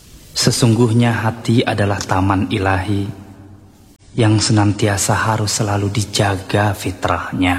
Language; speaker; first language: Indonesian; native; Indonesian